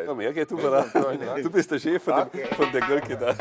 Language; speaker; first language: German; native; German